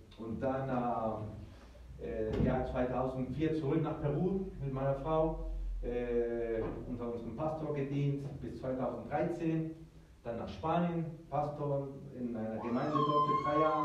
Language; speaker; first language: German; early bilingual, heritage; Spanish